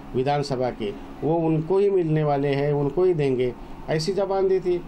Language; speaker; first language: Hindi; non-native, local second language; Marathi